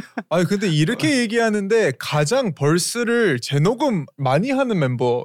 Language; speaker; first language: Korean; early bilingual, other home language; English